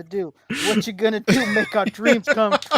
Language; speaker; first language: English; native; English